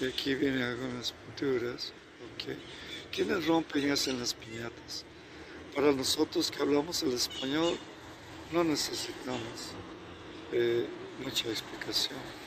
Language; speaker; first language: Spanish; native; Spanish